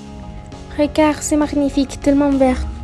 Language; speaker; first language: French; non-native, learner; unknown